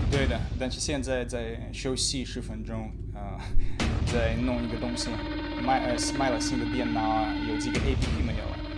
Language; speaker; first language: Chinese; non-native, learner; Russian